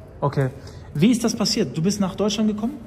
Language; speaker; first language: German; native; German